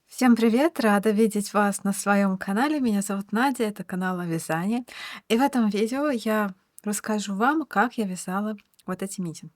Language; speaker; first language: Russian; native; Russian